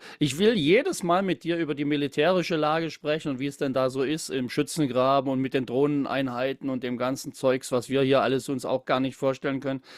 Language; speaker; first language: German; native; German